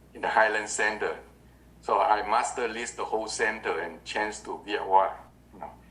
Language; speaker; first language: English; non-native, learner; Vietnamese